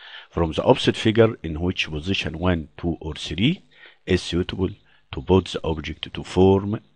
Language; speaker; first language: English; non-native, fluent; Arabic